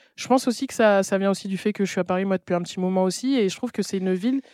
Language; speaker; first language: French; native; French